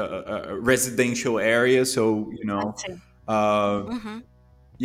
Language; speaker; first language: English; non-native, fluent; Portuguese